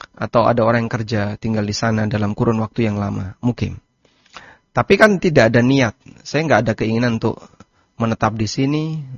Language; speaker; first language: Indonesian; non-native, local second language; Javanese